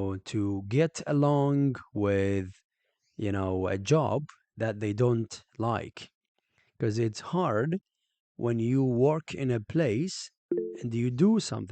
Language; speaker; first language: English; non-native, fluent; Arabic